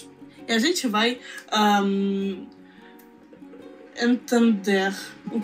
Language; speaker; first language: Portuguese; non-native, learner; Russian